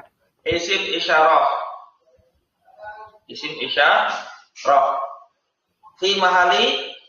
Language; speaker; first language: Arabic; non-native, fluent; Indonesian